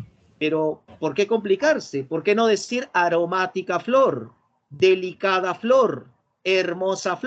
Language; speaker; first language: Spanish; native; Spanish